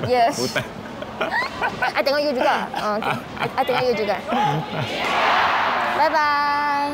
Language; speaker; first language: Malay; non-native, local second language; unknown